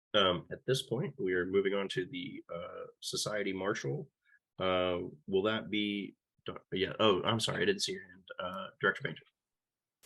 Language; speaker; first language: English; native; English